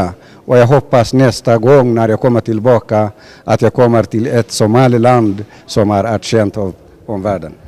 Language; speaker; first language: Swedish; non-native, fluent; Somali